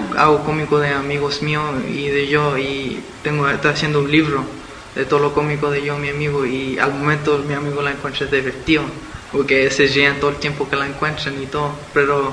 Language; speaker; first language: Spanish; early bilingual, heritage; Spanish